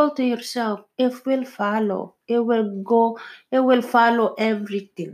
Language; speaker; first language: English; non-native, local second language; Filipino